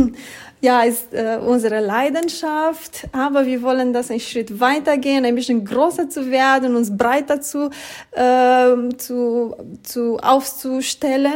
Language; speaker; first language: German; non-native, fluent; Romanian